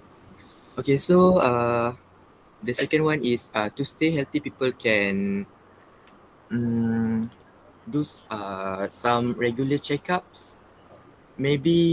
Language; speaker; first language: English; non-native, local second language; Malay